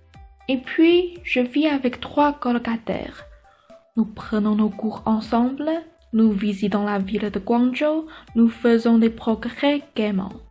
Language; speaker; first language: French; non-native, learner; Chinese